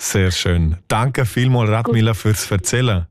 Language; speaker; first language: German; native; German